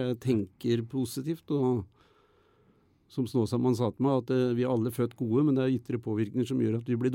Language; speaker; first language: Norwegian; native; Norwegian